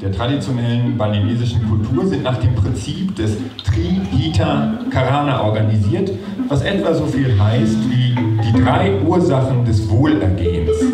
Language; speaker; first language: German; native; German